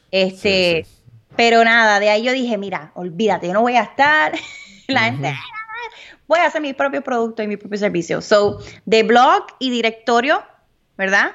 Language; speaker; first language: Spanish; early bilingual, heritage; Spanish